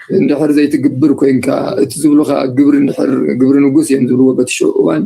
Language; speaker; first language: Tigrinya; native; Tigrinya